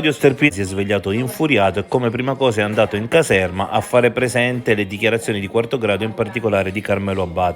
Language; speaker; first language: Italian; native; Italian